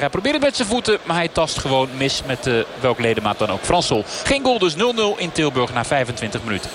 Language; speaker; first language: Dutch; native; Dutch